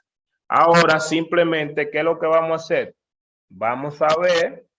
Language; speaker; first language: Spanish; native; Spanish